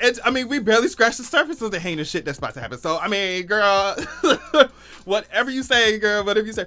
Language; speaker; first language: English; native; English